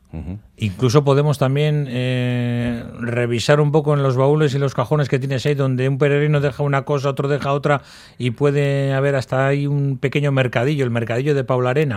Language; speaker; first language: Spanish; native; Spanish